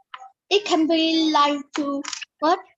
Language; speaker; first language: English; non-native, learner; Vietnamese